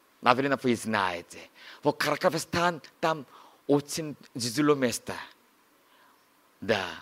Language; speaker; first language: Russian; non-native, learner; Korean